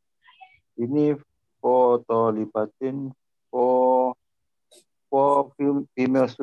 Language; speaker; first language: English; non-native, learner; Malay